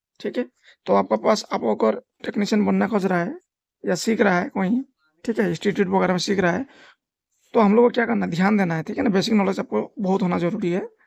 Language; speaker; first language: Hindi; non-native, local second language; Nepali